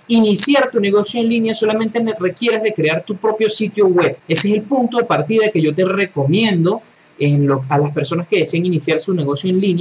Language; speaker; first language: Spanish; native; Spanish